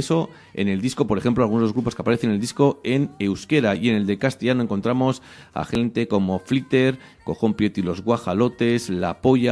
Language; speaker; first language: Spanish; native; Spanish